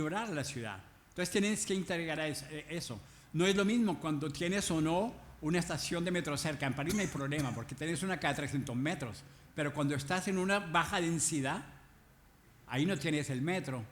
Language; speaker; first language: Spanish; non-native, fluent; French